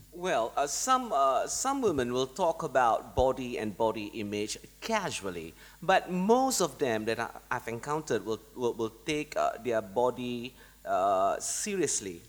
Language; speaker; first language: English; non-native, local second language; Malay